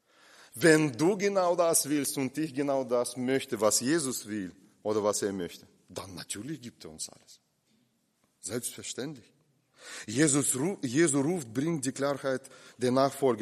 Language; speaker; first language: German; non-native, fluent; Russian